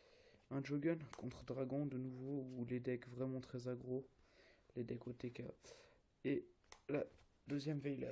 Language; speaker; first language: French; native; French